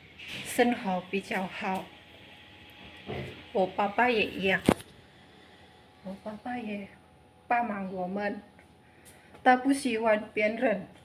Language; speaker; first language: Chinese; non-native, learner; Indonesian